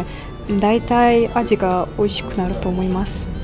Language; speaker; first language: Japanese; non-native, fluent; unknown